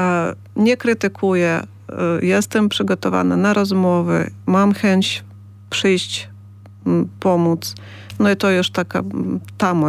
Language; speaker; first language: Polish; non-native, fluent; Ukrainian